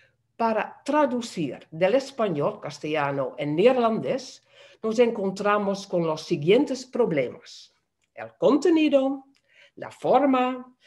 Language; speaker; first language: Spanish; non-native, fluent; Dutch